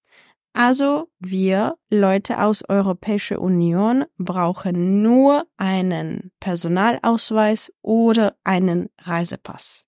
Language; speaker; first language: German; non-native, fluent; Czech